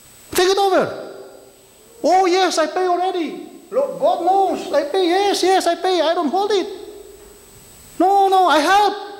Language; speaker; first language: English; non-native, fluent; Indonesian